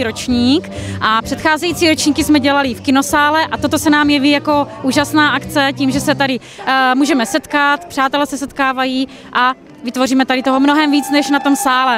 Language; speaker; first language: Czech; native; Czech